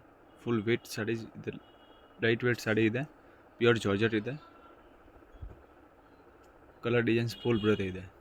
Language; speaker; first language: Kannada; non-native, local second language; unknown